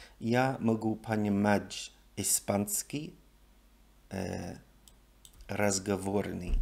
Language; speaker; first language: Russian; non-native, learner; English